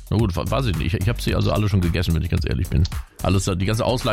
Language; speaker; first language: German; native; German